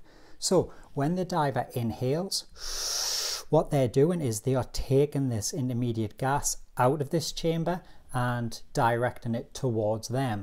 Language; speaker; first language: English; native; English